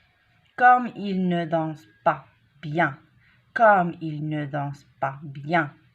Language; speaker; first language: French; non-native, local second language; Arabic